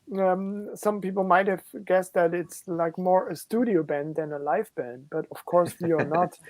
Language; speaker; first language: English; non-native, fluent; German